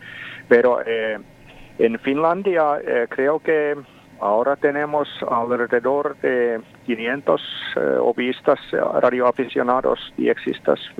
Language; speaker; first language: Spanish; non-native, fluent; Finnish